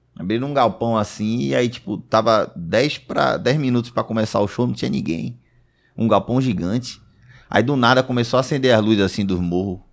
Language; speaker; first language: Portuguese; native; Portuguese